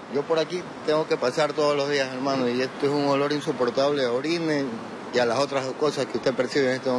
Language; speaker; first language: Spanish; native; Spanish